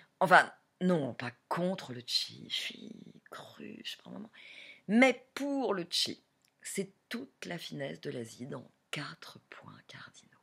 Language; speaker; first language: French; native; French